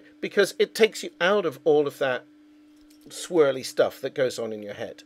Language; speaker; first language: English; native; English